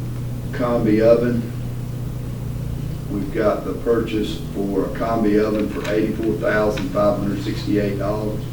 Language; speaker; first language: English; native; English